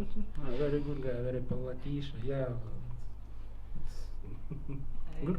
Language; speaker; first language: English; non-native, learner; Russian